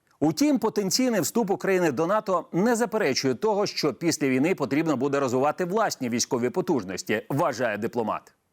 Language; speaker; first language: Ukrainian; native; Ukrainian